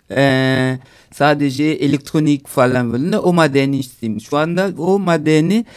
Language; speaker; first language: Turkish; non-native, fluent; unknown